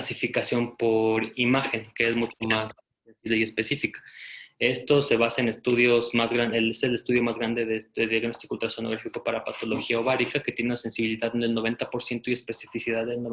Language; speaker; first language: Spanish; native; Spanish